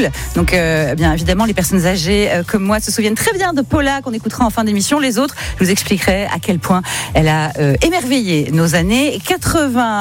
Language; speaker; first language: French; native; French